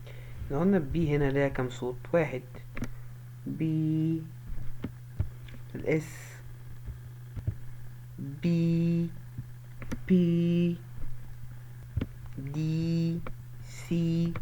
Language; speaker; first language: Arabic; native; Arabic